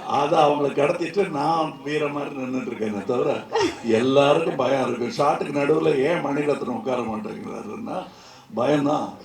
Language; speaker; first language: Tamil; native; Tamil